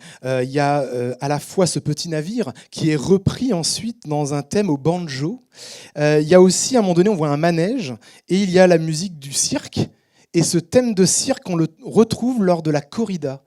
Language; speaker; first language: French; native; French